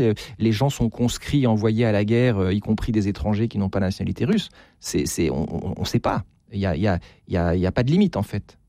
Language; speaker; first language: French; native; French